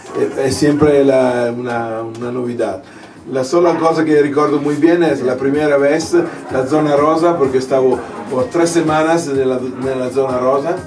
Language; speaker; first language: Spanish; non-native, learner; Italian